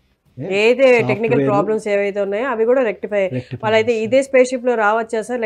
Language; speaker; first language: Telugu; native; Telugu